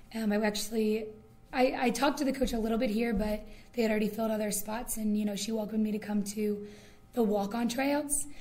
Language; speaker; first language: English; native; English